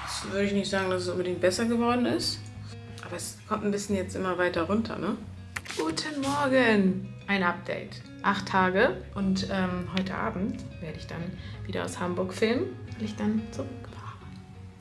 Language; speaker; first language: German; native; German